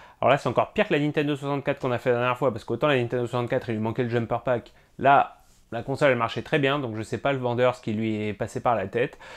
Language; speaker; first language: French; native; French